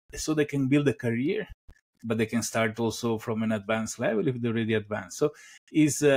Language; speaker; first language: English; non-native, fluent; Italian